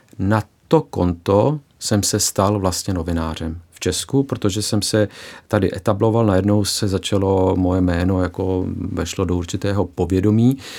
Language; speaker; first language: Czech; early bilingual, heritage; Czech